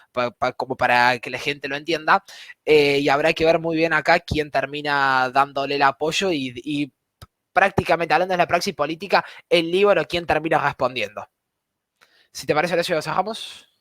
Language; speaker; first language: Spanish; native; Spanish